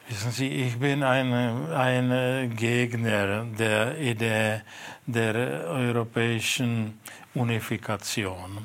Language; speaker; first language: German; non-native, fluent; Czech